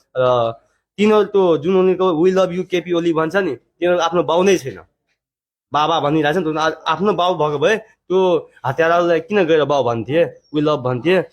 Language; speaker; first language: Nepali; non-native, local second language; Maithili